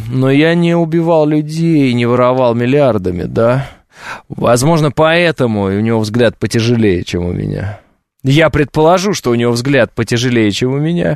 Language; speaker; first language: Russian; native; Russian